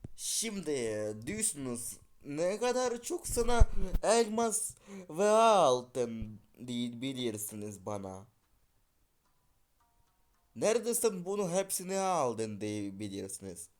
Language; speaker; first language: Turkish; non-native, learner; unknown